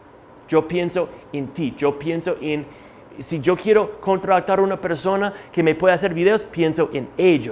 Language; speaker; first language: Spanish; non-native, fluent; English